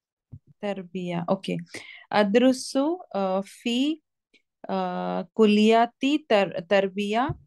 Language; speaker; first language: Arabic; non-native, learner; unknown